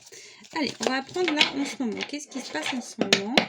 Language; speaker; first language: French; native; French